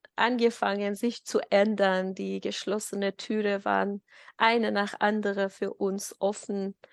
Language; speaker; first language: German; non-native, fluent; Persian